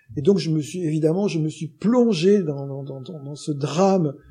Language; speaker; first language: French; native; French